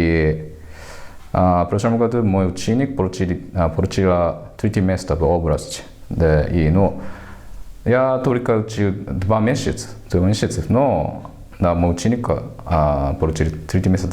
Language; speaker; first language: Russian; non-native, learner; Japanese